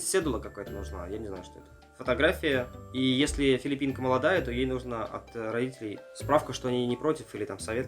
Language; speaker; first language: Russian; native; Russian